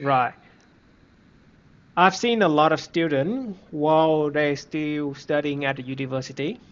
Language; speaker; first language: English; non-native, fluent; Vietnamese